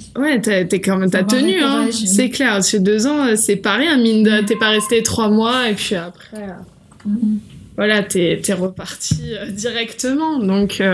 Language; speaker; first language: French; native; French